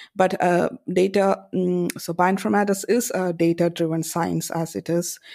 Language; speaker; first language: English; non-native, local second language; Malayalam